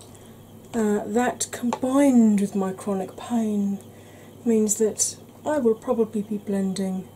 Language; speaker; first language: English; native; English